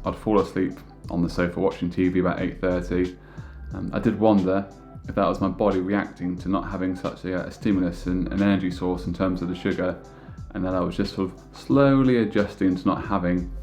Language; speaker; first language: English; native; English